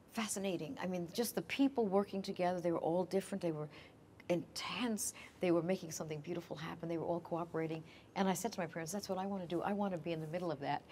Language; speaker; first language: English; native; English